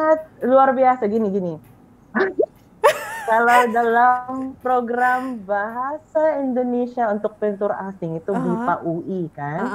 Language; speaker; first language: Indonesian; non-native, fluent; Filipino